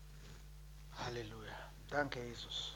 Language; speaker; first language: German; non-native, learner; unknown